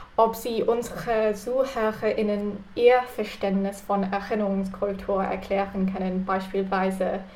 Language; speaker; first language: German; non-native, fluent; English